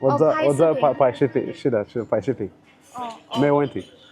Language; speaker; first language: Chinese; non-native, learner; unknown